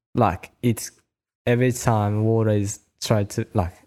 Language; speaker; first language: English; non-native, learner; Japanese